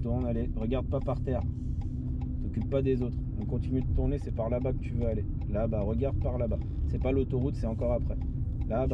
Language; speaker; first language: French; native; French